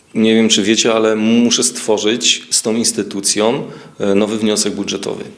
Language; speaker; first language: Polish; native; Polish